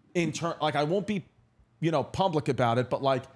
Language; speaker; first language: English; native; English